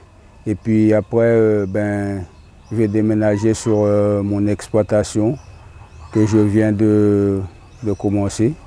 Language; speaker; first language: French; non-native, local second language; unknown